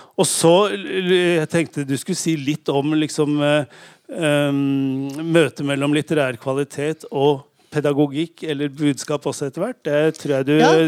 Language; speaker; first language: Norwegian; native; Norwegian